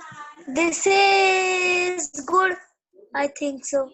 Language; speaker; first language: English; non-native, learner; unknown